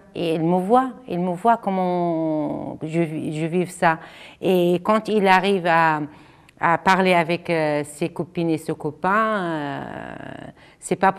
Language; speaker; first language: French; non-native, fluent; Arabic